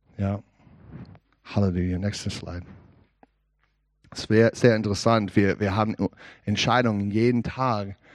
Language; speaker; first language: German; non-native, learner; English